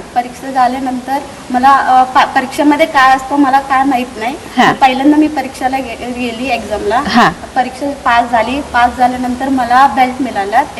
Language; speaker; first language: Marathi; non-native, local second language; Telugu